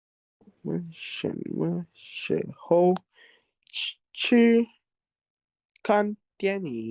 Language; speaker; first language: Chinese; non-native, learner; Indonesian